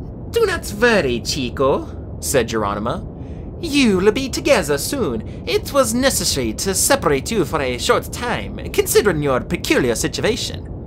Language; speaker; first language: English; native; English